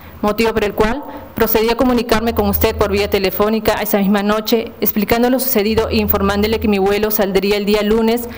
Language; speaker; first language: Spanish; native; Spanish